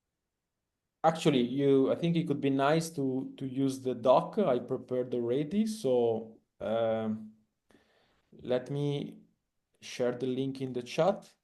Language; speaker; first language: English; non-native, fluent; Italian